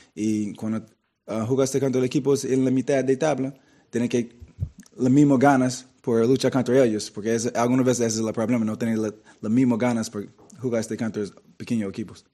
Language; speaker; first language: Spanish; non-native, learner; English